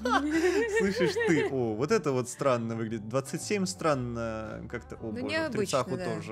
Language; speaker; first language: Russian; native; Russian